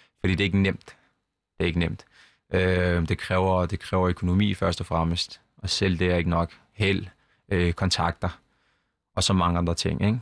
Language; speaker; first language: Danish; early bilingual, other home language; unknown